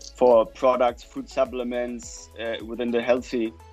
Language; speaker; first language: English; non-native, fluent; German